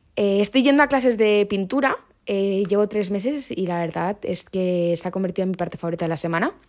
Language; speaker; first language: Spanish; native; Spanish